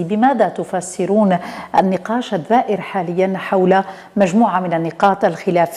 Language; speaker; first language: Arabic; native; Arabic